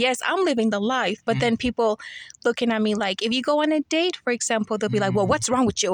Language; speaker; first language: English; early bilingual, other home language; Spanish